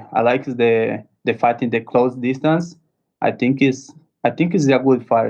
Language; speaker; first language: English; non-native, learner; Portuguese